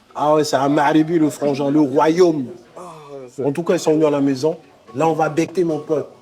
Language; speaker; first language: French; early bilingual, other home language; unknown